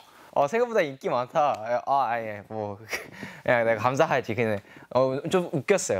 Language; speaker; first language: Korean; non-native, learner; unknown